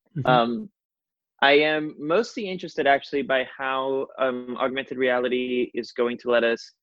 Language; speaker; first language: English; non-native, fluent; Portuguese